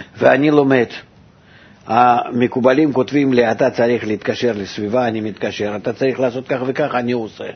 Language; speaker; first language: Hebrew; non-native, fluent; Russian